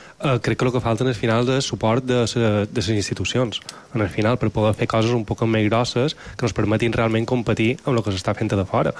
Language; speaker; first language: Catalan; native; Catalan